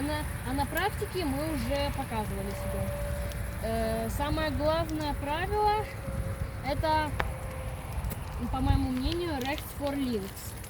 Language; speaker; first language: Russian; early bilingual, other home language; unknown